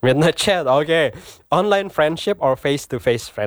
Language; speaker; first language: English; non-native, fluent; Indonesian